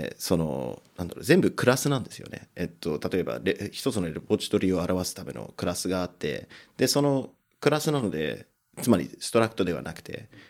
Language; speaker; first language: Japanese; non-native, fluent; English